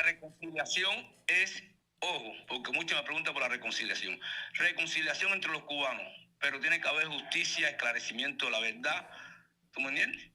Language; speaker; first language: Spanish; native; Spanish